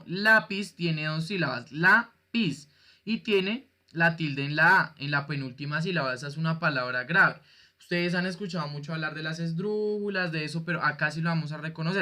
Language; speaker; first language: Spanish; native; Spanish